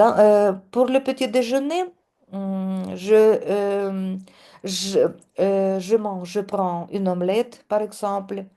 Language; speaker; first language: French; non-native, fluent; Russian